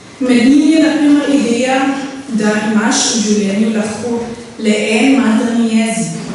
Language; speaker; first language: Slovenian; non-native, local second language; German